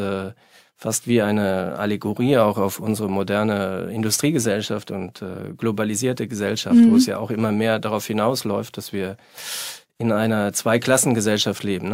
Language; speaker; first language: German; native; German